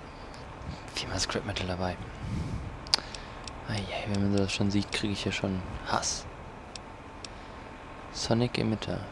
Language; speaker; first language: German; native; German